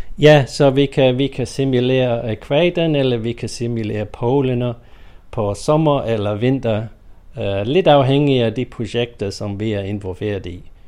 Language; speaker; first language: Danish; non-native, fluent; English